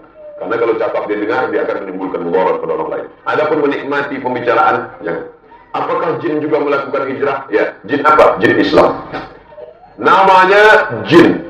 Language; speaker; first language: Indonesian; non-native, local second language; Malay